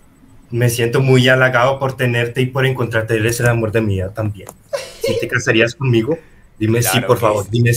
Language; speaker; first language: Spanish; native; Spanish